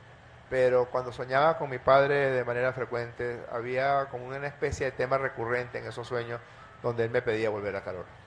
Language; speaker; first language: Spanish; native; Spanish